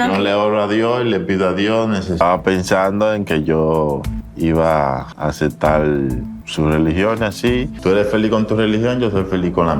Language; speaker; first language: Spanish; native; Spanish